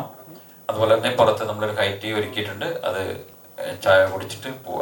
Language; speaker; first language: Malayalam; native; Malayalam